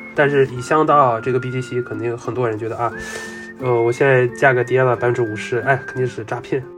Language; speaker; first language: Chinese; non-native, fluent; Russian